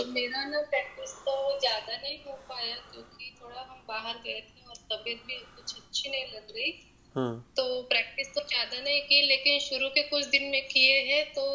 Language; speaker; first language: Hindi; native; Hindi